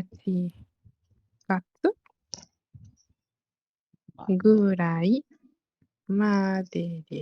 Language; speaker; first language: Japanese; non-native, learner; Malay